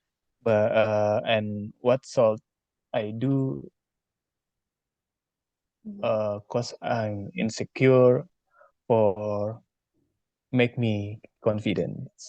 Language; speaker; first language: English; non-native, learner; Indonesian